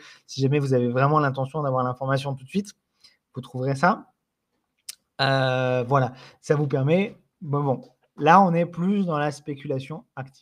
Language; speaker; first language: French; native; French